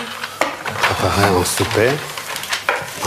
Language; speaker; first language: French; non-native, fluent; Russian